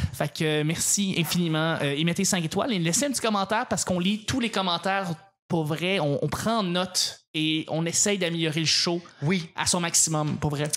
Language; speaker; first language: French; native; French